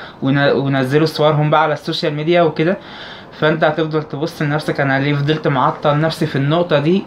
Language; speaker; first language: Arabic; native; Arabic